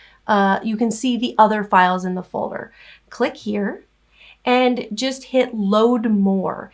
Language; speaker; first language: English; native; English